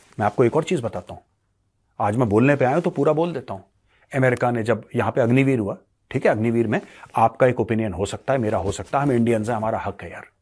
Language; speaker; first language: Hindi; native; Hindi